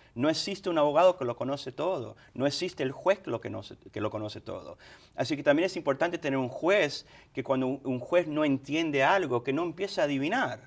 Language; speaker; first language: Spanish; early bilingual, other home language; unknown